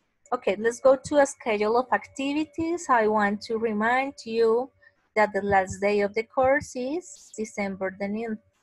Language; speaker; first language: English; non-native, fluent; Spanish